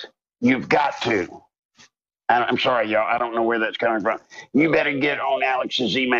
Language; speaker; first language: English; native; English